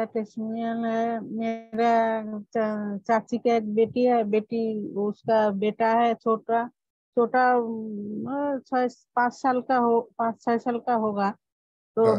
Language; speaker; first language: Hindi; non-native, local second language; Bangla